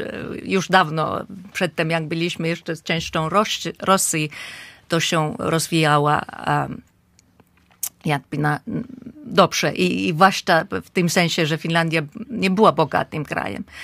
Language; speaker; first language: Polish; non-native, fluent; Finnish